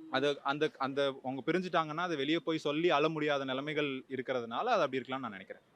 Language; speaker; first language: Tamil; native; Tamil